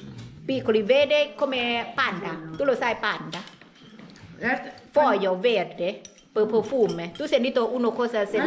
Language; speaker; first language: Italian; non-native, learner; Thai